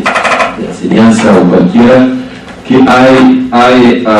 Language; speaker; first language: Spanish; non-native, fluent; French